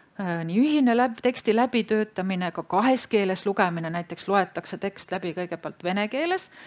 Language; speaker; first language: Estonian; native; Estonian